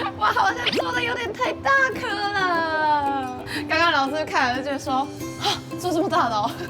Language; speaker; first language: Chinese; non-native, fluent; Japanese